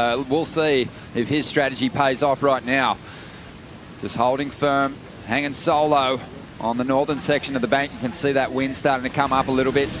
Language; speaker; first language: English; native; English